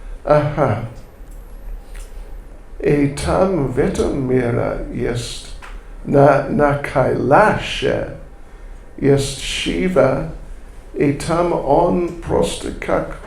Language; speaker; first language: Russian; non-native, learner; English